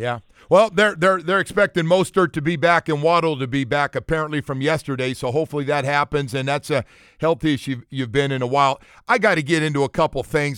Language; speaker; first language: English; native; English